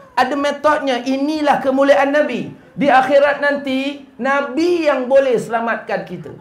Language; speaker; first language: Malay; native; Malay